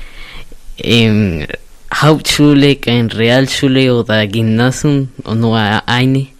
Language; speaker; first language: German; non-native, learner; Spanish